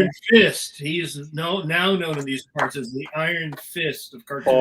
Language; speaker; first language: English; native; English